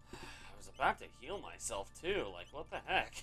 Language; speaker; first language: English; native; English